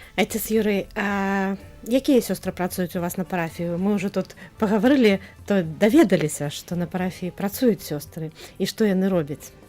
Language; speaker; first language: Belarusian; native; Belarusian